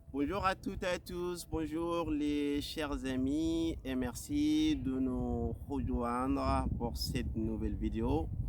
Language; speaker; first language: French; non-native, fluent; Arabic